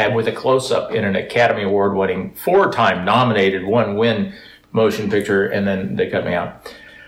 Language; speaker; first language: English; native; English